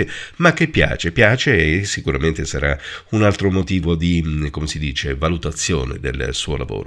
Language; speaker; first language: Italian; native; Italian